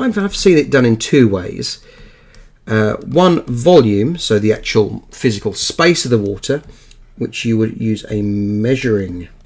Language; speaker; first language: English; native; English